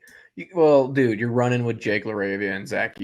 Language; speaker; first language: English; native; English